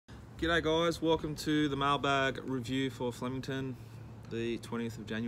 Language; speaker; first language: English; native; English